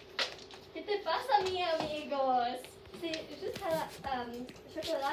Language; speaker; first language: Spanish; non-native, learner; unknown